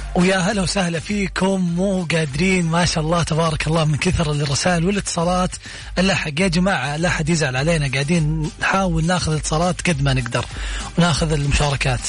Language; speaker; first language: Arabic; native; Arabic